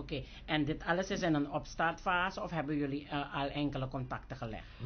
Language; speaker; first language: Dutch; native; Dutch